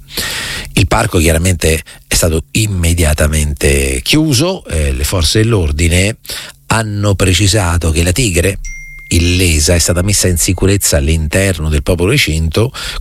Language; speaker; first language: Italian; native; Italian